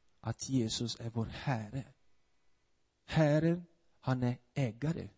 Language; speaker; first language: Swedish; non-native, fluent; Portuguese